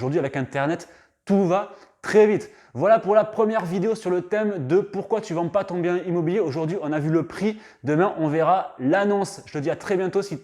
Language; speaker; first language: French; native; French